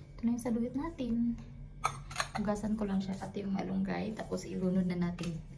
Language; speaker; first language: Filipino; non-native, local second language; Cebuano